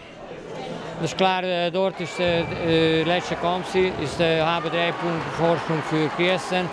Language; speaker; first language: German; non-native, learner; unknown